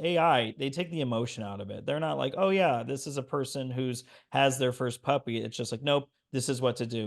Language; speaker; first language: English; native; English